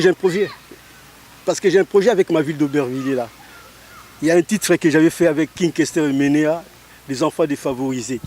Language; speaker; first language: French; non-native, local second language; Lingala